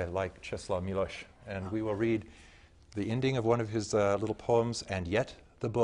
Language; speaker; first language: English; native; English